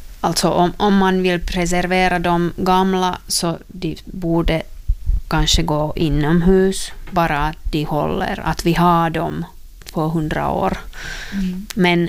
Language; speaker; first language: Swedish; non-native, local second language; Finnish